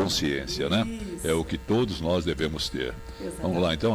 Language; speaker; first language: Portuguese; native; Portuguese